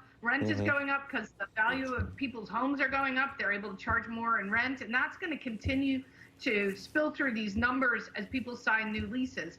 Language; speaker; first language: English; native; English